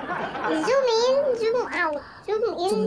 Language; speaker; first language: English; non-native, learner; Vietnamese